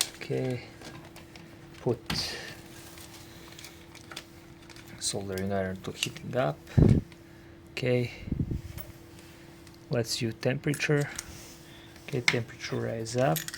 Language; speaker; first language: English; non-native, learner; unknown